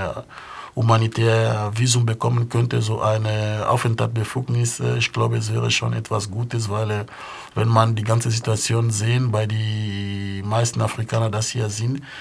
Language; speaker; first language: German; non-native, fluent; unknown